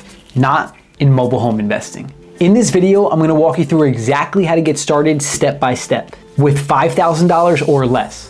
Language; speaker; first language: English; native; English